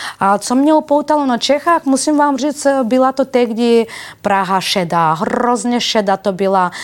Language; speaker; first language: Czech; non-native, fluent; Bulgarian